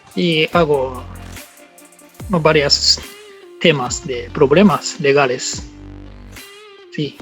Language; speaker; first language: Spanish; non-native, learner; Japanese